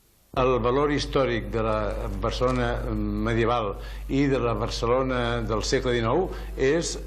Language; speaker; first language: Catalan; native; Catalan